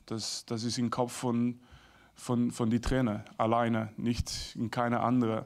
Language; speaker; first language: German; non-native, fluent; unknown